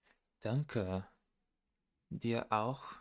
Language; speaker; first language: German; non-native, learner; Portuguese